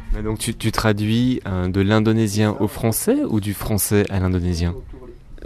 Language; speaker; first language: French; native; French